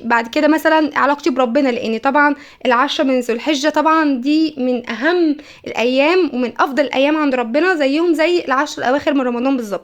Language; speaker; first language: Arabic; native; Arabic